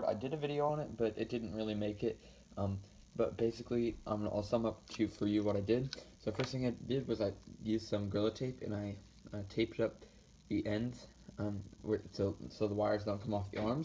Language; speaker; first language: English; native; English